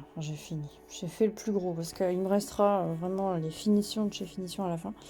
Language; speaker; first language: French; native; French